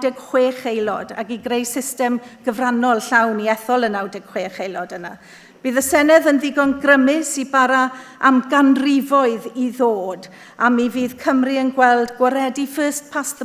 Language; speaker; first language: Welsh; native; Welsh